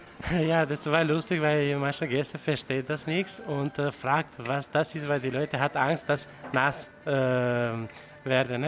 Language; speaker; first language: German; non-native, learner; Italian